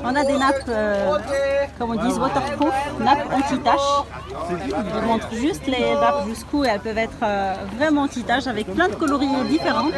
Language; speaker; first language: French; native; French